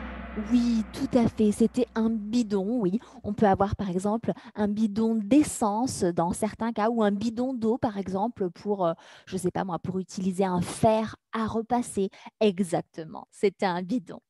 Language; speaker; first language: French; native; French